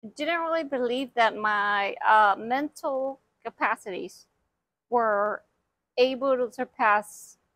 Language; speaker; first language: English; native; English